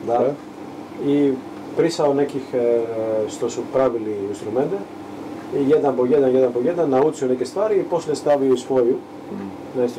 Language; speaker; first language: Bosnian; non-native, learner; Greek